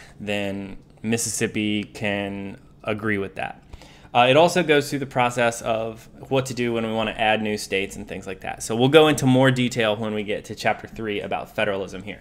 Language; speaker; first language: English; native; English